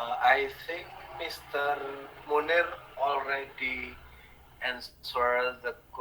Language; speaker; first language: English; non-native, fluent; Indonesian